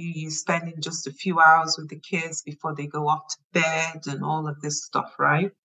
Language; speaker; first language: English; native; English